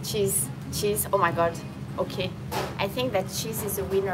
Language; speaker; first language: English; non-native, fluent; French